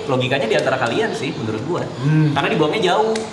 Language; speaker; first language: Indonesian; native; Indonesian